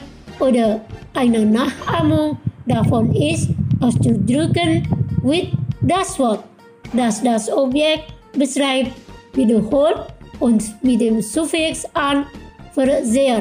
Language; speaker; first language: German; non-native, fluent; Indonesian